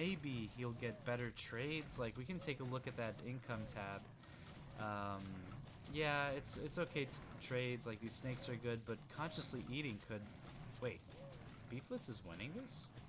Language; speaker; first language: English; native; English